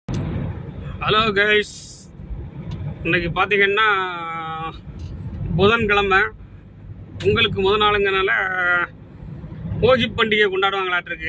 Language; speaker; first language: Tamil; native; Tamil